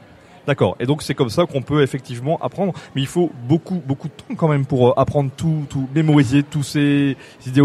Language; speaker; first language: French; native; French